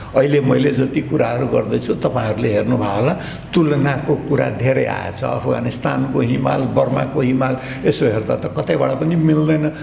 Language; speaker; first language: Nepali; non-native, local second language; Maithili